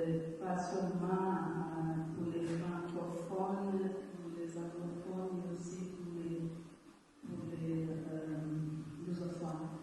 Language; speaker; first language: French; non-native, learner; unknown